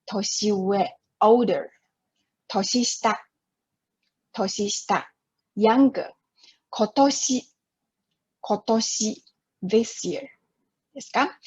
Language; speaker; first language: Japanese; non-native, fluent; Chinese